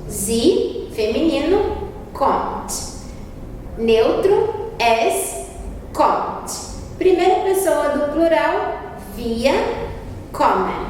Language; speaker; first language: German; non-native, fluent; Portuguese